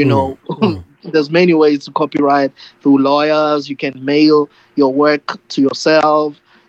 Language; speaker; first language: English; non-native, local second language; Zulu